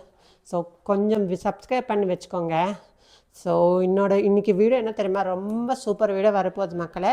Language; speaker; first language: Tamil; non-native, local second language; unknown